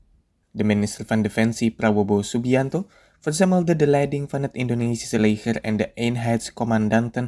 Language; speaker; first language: Dutch; non-native, fluent; Indonesian